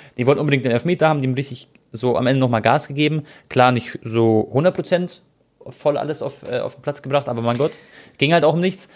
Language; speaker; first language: German; native; German